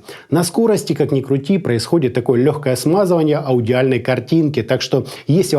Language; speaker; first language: Russian; native; Russian